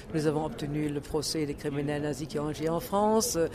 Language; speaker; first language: French; non-native, fluent; German